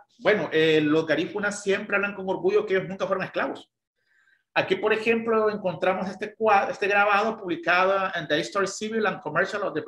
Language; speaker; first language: Spanish; native; Spanish